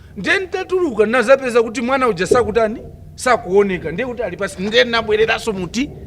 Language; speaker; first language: Nyanja; non-native, local second language; Tumbuka